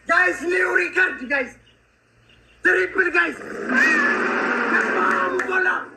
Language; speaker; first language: English; non-native, learner; Oromo